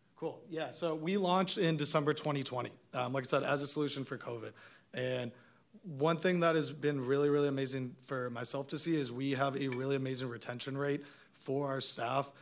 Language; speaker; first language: English; non-native, fluent; Hebrew